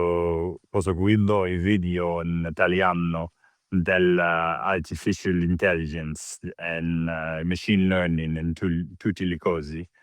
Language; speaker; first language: Italian; non-native, learner; English